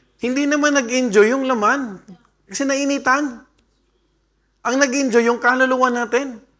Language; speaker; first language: Filipino; native; Filipino